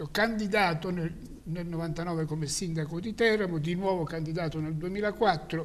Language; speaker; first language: Italian; native; Italian